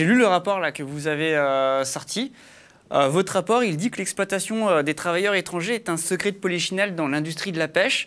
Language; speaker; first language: French; native; French